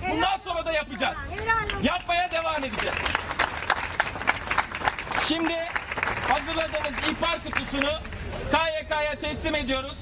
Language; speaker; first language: Turkish; native; Turkish